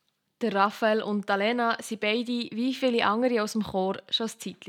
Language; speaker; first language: German; native; German